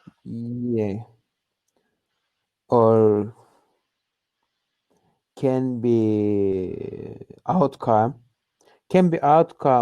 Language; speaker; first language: English; non-native, learner; Turkish